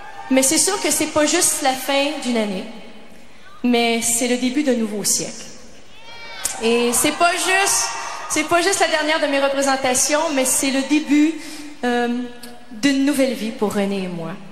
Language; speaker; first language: French; native; French